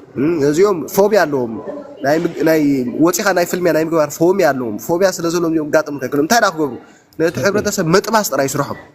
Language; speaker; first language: Tigrinya; native; Tigrinya